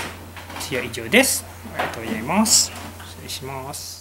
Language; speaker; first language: Japanese; non-native, learner; Indonesian